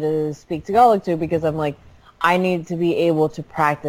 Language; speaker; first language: English; early bilingual, other home language; Filipino